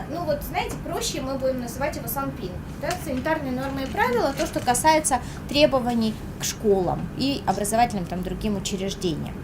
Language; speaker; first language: Russian; native; Russian